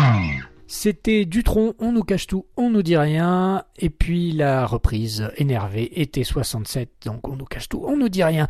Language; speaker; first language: French; native; French